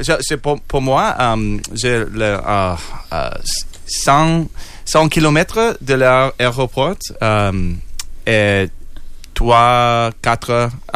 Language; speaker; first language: French; non-native, learner; English